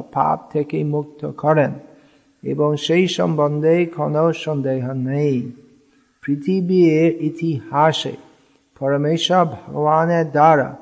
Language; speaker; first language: Bangla; non-native, fluent; English